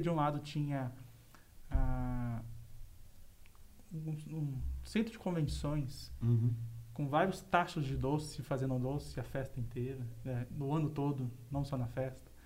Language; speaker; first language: Portuguese; native; Portuguese